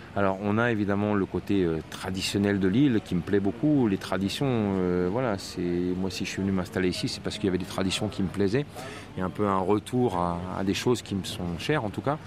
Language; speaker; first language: French; native; French